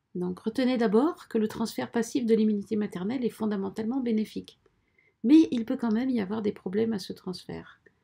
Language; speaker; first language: French; native; French